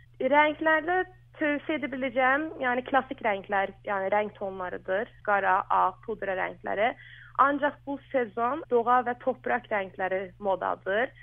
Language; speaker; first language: Azerbaijani; early bilingual, heritage; Azerbaijani